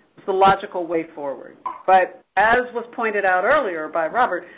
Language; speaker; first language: English; native; English